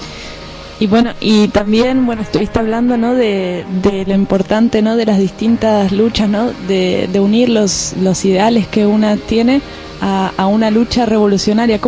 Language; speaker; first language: Spanish; native; Spanish